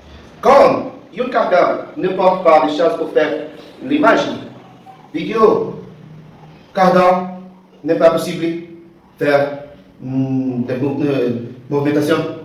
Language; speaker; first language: French; non-native, learner; Portuguese